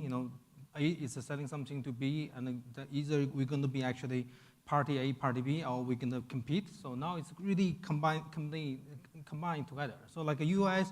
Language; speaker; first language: English; non-native, fluent; Chinese